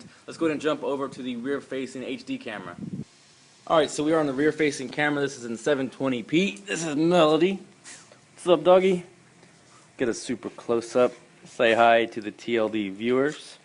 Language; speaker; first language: English; native; English